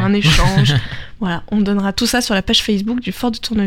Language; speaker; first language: French; native; French